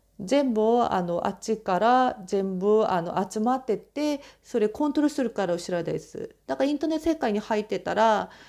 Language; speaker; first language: Japanese; non-native, fluent; Korean